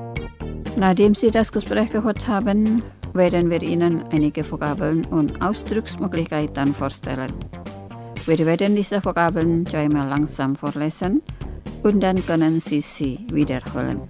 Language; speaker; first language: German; non-native, fluent; Indonesian